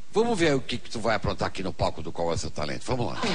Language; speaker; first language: Portuguese; native; Portuguese